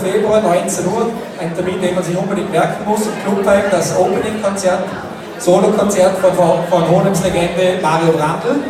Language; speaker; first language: German; native; German